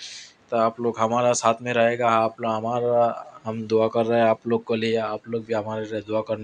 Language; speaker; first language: Hindi; non-native, learner; Bangla